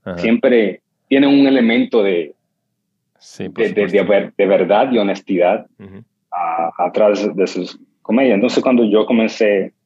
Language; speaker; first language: Spanish; native; Spanish